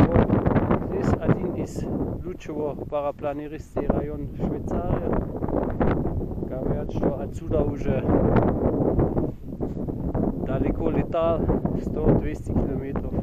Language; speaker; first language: Russian; non-native, learner; German